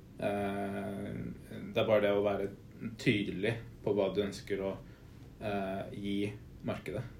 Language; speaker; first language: Norwegian; early bilingual, other home language; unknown